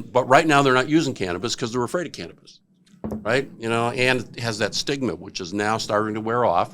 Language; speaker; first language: English; native; English